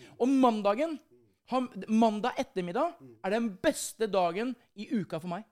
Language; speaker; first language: Norwegian; native; Norwegian